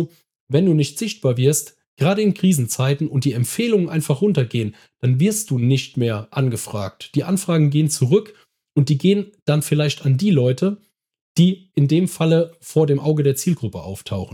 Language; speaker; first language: German; native; German